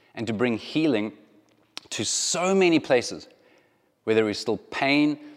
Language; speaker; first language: English; native; English